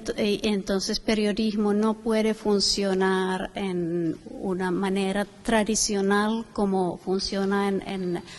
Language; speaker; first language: Spanish; non-native, fluent; Finnish